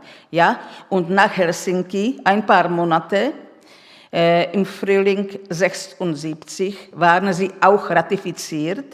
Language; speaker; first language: German; non-native, fluent; Czech